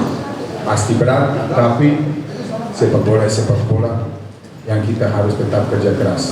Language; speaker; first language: Indonesian; non-native, fluent; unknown